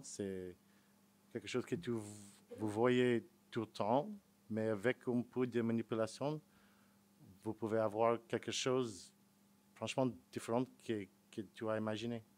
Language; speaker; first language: French; non-native, fluent; English